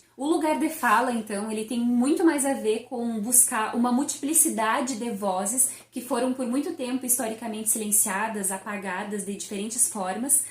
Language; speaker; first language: Portuguese; native; Portuguese